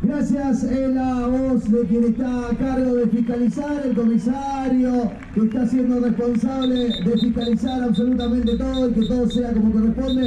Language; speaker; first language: Spanish; native; Spanish